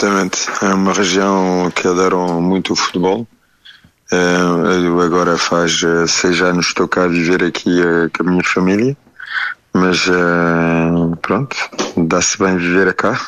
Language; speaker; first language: Portuguese; early bilingual, heritage; French